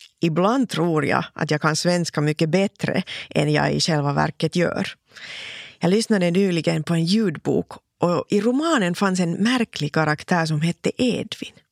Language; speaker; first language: Swedish; non-native, local second language; Finnish